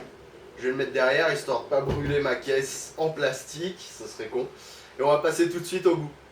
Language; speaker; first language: French; native; French